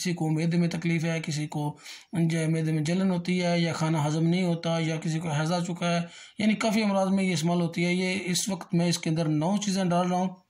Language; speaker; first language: Urdu; non-native, local second language; Punjabi